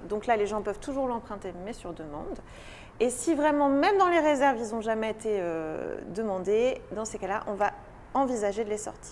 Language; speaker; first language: French; native; French